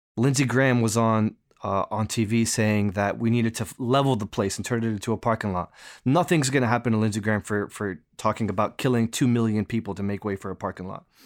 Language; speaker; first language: English; native; English